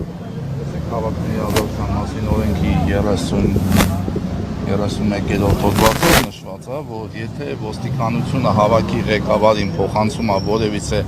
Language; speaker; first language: Armenian; native; Armenian